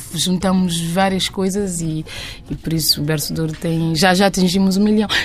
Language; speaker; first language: Portuguese; non-native, local second language; Kabuverdianu